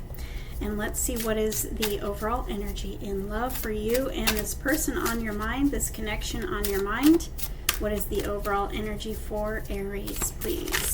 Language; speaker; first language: English; native; English